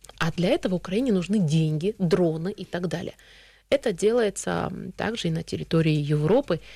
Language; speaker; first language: Russian; early bilingual, heritage; Russian